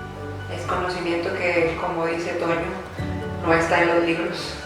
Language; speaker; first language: Spanish; native; Spanish